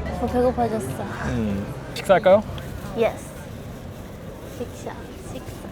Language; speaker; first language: Korean; non-native, fluent; Dutch